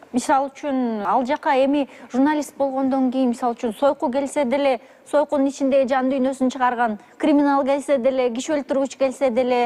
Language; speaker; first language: Kyrgyz; native; Kyrgyz